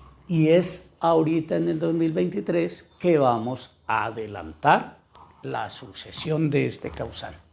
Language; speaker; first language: Spanish; native; Spanish